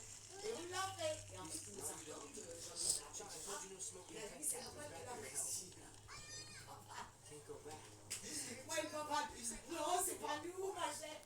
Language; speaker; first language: French; native; French